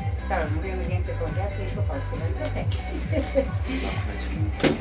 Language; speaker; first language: Polish; early bilingual, heritage; Polish